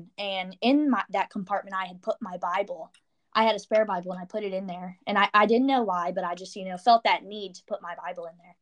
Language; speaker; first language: English; native; English